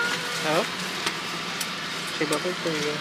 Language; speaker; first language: English; non-native, local second language; Filipino